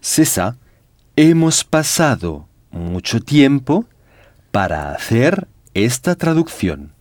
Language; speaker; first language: Spanish; non-native, fluent; French